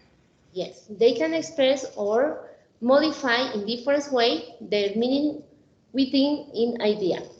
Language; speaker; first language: English; non-native, learner; Spanish